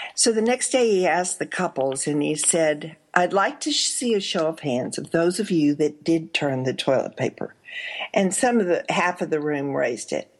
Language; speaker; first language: English; native; English